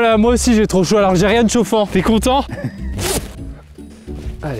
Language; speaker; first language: French; native; French